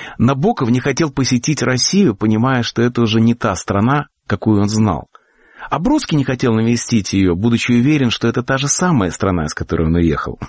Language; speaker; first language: Russian; native; Russian